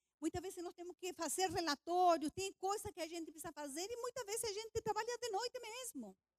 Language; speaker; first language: Portuguese; non-native, fluent; Spanish